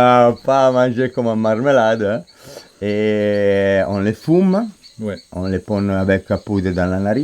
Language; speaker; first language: French; non-native, fluent; Spanish